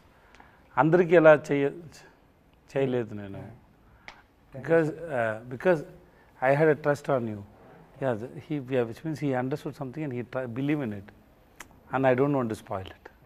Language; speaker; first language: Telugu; non-native, learner; Tamil